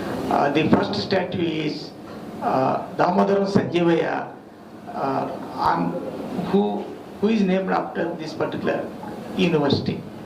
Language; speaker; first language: English; non-native, local second language; Telugu